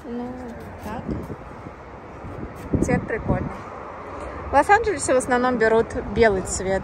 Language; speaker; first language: Russian; native; Russian